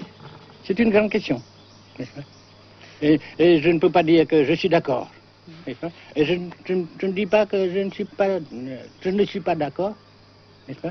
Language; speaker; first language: French; non-native, fluent; Vietnamese